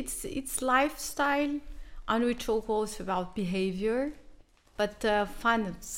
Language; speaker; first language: English; non-native, fluent; Portuguese